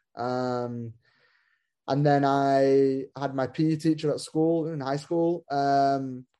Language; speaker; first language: English; native; English